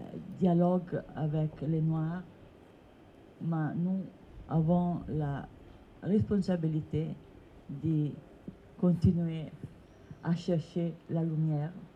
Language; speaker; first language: French; non-native, learner; Italian